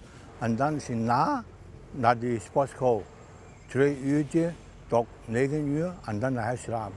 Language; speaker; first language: Dutch; non-native, learner; Cantonese